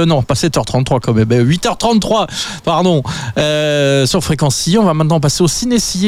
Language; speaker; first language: French; native; French